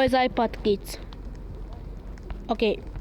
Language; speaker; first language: English; non-native, learner; Mongolian